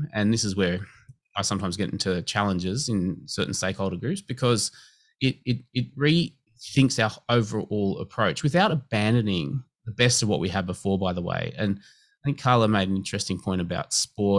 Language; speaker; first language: English; native; English